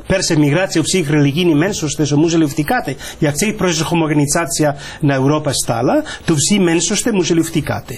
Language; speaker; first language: Ukrainian; non-native, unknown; Spanish